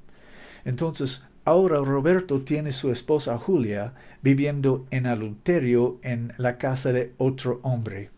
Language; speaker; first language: Spanish; non-native, learner; English